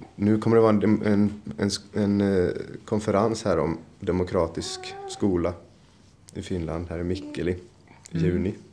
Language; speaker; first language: Swedish; native; Swedish